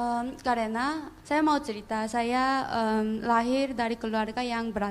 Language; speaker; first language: Indonesian; non-native, learner; Korean